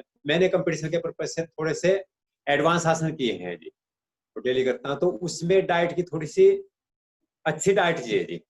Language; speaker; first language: Hindi; native; Hindi